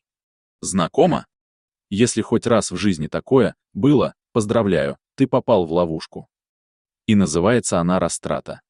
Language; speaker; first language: Russian; native; Russian